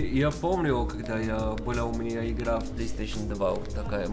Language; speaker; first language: Russian; non-native, learner; Arabic